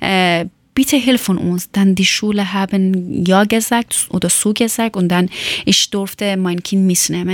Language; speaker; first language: German; non-native, learner; Persian